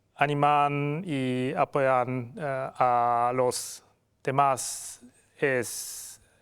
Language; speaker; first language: Spanish; non-native, learner; Japanese